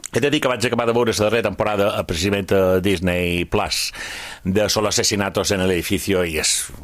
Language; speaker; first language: Catalan; native; Catalan